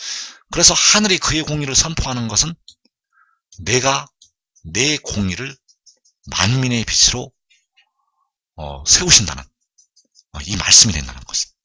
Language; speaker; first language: Korean; native; Korean